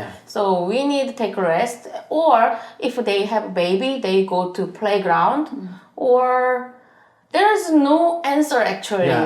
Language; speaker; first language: English; non-native, learner; Korean